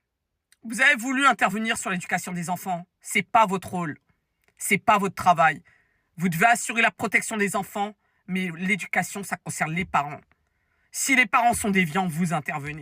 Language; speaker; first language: French; native; French